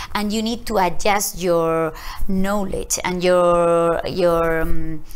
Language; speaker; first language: English; non-native, learner; Spanish